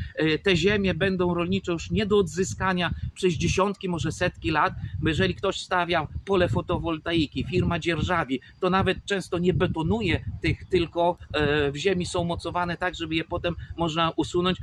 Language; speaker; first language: Polish; native; Polish